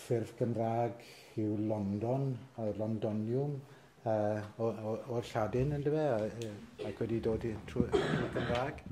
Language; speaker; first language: Welsh; native; Welsh